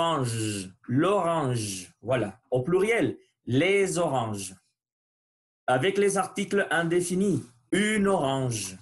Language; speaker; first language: French; non-native, learner; Spanish